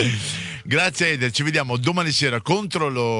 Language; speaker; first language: Italian; native; Italian